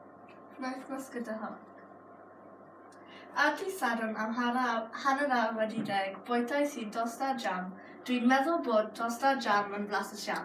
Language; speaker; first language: Welsh; non-native, local second language; English